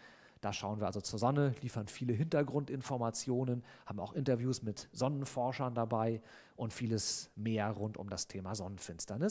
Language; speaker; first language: German; native; German